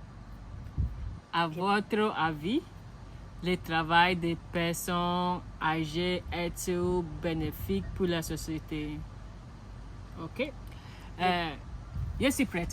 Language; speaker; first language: French; non-native, learner; Akan